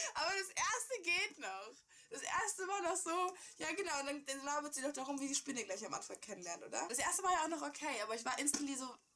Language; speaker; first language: German; native; German